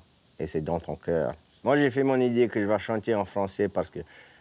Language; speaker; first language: French; non-native, local second language; English